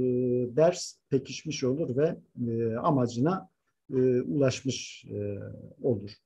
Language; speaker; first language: Turkish; native; Turkish